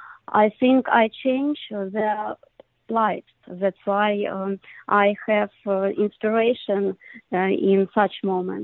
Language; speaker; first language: English; non-native, learner; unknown